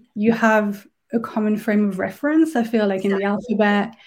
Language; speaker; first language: English; non-native, fluent; French